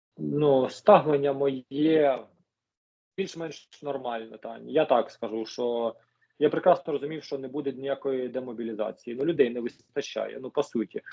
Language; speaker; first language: Ukrainian; native; Ukrainian